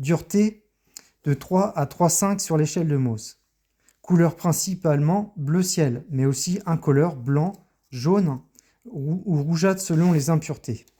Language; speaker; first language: French; native; French